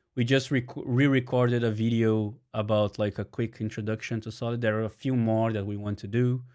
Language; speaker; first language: English; non-native, fluent; Portuguese